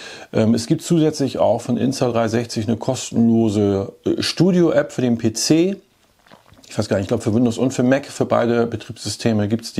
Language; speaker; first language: German; native; German